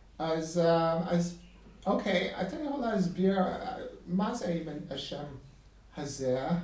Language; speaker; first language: Hebrew; non-native, fluent; English